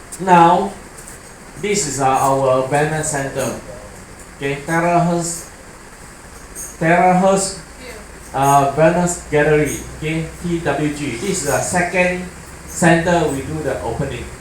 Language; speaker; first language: English; non-native, learner; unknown